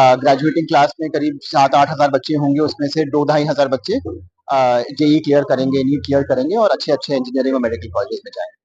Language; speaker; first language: Hindi; native; Hindi